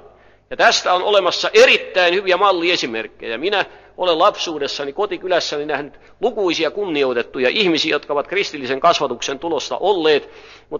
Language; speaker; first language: Finnish; native; Finnish